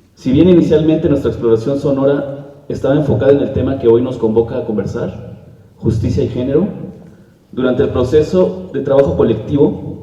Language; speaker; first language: Spanish; native; Spanish